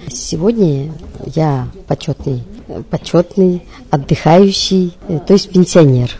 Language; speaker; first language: Russian; non-native, local second language; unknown